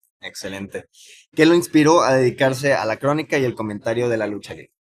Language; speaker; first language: Spanish; native; Spanish